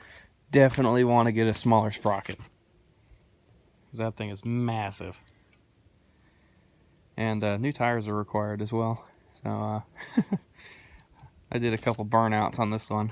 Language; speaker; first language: English; native; English